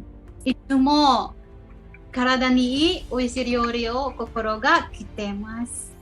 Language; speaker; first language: Japanese; non-native, local second language; Filipino